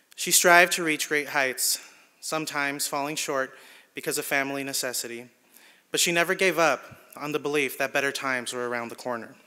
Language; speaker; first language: English; early bilingual, other home language; Spanish